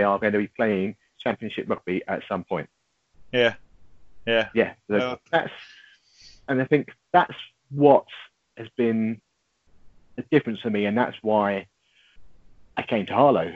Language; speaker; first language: English; native; English